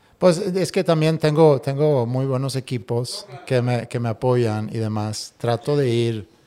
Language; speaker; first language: Spanish; non-native, fluent; Swedish